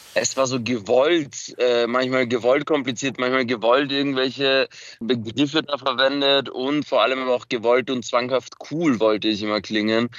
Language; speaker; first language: German; early bilingual, other home language; Macedonian